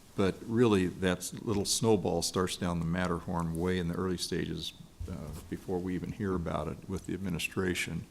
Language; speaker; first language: English; native; English